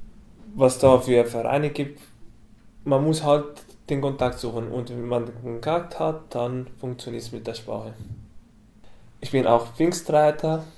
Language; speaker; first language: German; non-native, fluent; Arabic